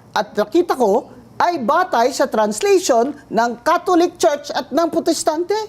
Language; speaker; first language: Filipino; non-native, local second language; Hiligaynon